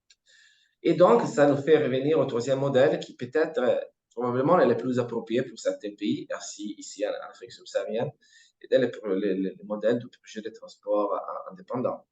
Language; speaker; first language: French; non-native, fluent; Italian